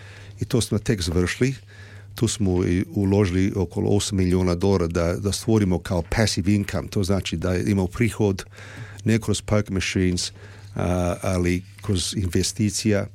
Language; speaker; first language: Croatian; early bilingual, heritage; Serbian